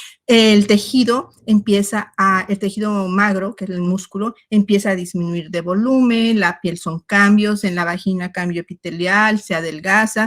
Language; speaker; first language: Spanish; native; Spanish